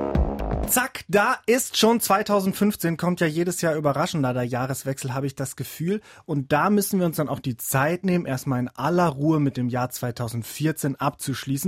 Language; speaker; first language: German; native; German